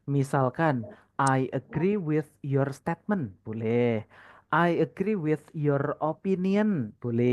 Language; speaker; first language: English; non-native, fluent; Indonesian